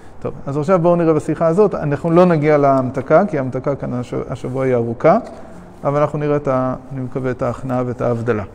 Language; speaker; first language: Hebrew; non-native, fluent; English